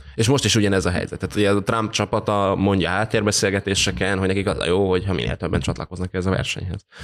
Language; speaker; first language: Hungarian; native; Hungarian